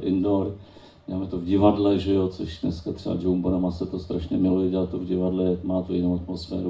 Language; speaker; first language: Czech; native; Czech